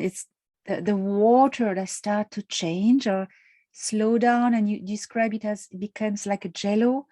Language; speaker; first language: English; non-native, fluent; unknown